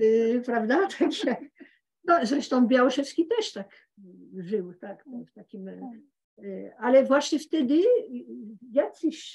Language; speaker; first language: Polish; early bilingual, heritage; Polish